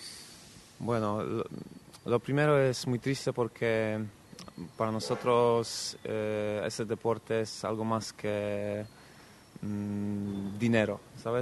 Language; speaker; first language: Spanish; non-native, fluent; Polish